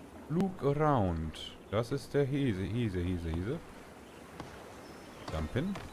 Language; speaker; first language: German; native; German